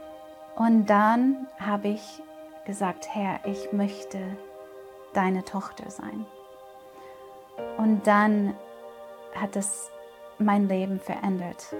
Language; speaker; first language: German; non-native, fluent; English